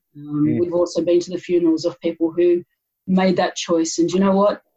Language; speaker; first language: English; native; English